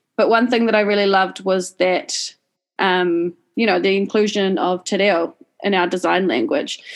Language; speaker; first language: English; native; English